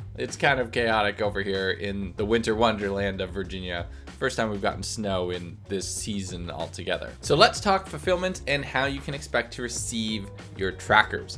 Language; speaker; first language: English; native; English